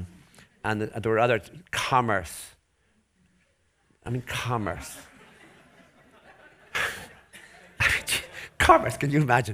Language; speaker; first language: English; native; English